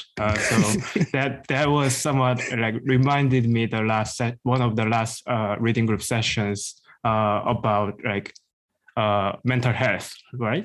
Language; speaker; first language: English; non-native, fluent; Korean